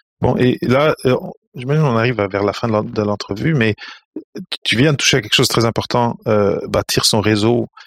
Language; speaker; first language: French; native; French